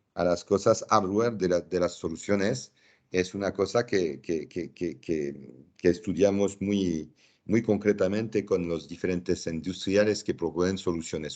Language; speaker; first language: Spanish; non-native, fluent; French